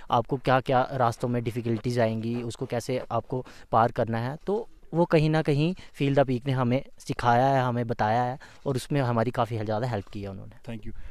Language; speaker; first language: Hindi; native; Hindi